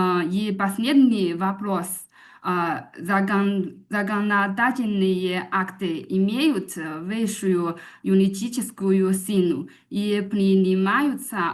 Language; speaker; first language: Russian; non-native, learner; Chinese